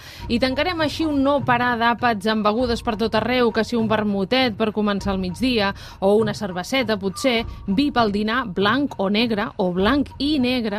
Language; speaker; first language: Catalan; native; Catalan